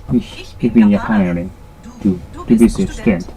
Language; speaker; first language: German; non-native, learner; Japanese